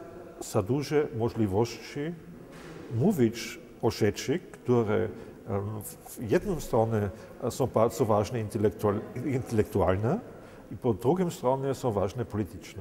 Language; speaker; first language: Polish; non-native, learner; German